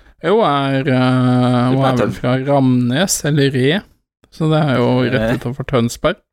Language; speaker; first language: Norwegian; native; Norwegian